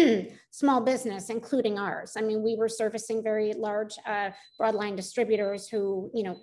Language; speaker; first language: English; native; English